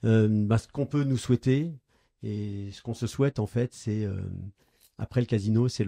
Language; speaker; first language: French; native; French